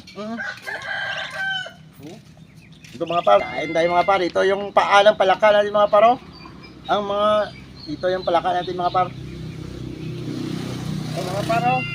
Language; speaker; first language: Filipino; non-native, local second language; Hiligaynon